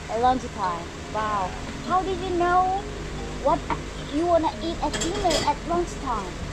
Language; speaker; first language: English; non-native, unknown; Korean